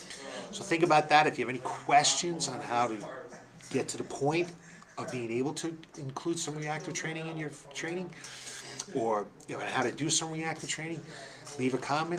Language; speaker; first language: English; native; English